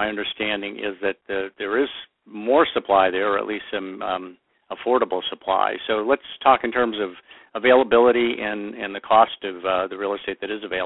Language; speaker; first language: English; native; English